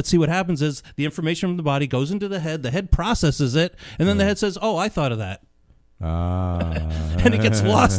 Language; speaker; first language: English; native; English